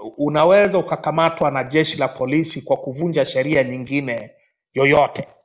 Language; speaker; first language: Swahili; non-native, local second language; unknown